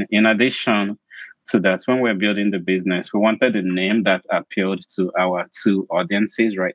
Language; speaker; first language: English; non-native, local second language; Igbo